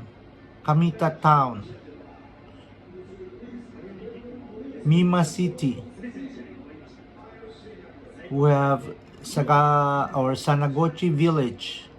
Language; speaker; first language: English; non-native, local second language; Filipino